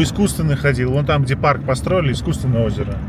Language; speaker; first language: Russian; native; Russian